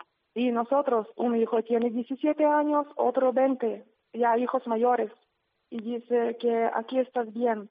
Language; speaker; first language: Spanish; non-native, learner; Ukrainian